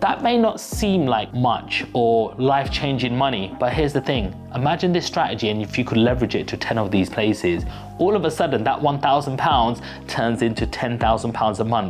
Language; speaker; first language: English; native; English